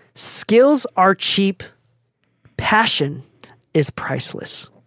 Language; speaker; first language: English; non-native, fluent; Japanese